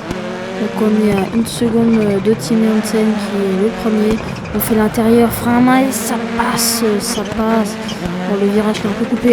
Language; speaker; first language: French; native; French